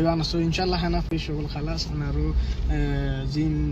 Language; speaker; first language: Arabic; non-native, learner; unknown